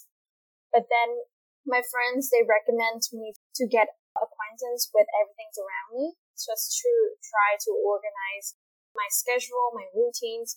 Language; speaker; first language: English; non-native, fluent; Vietnamese